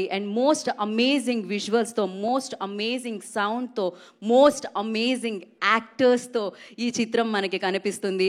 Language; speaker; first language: Telugu; native; Telugu